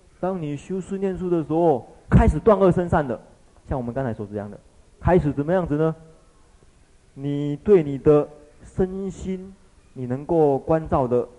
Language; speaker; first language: Chinese; native; Chinese